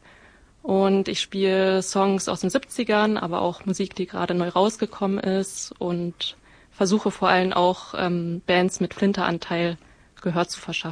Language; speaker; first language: German; native; German